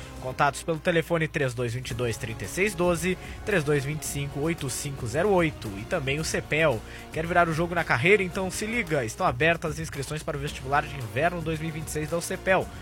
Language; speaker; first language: Portuguese; native; Portuguese